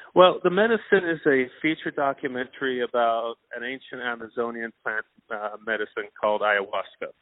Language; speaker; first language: English; non-native, fluent; Persian